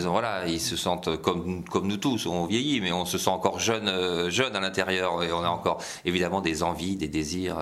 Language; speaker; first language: French; native; French